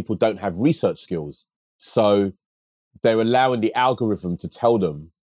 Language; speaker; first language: English; early bilingual, other home language; Akan